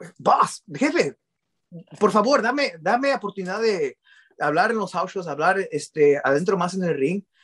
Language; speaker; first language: Spanish; early bilingual, heritage; Spanish